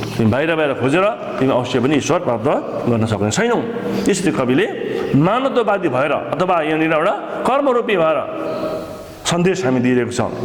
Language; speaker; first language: Nepali; native; Nepali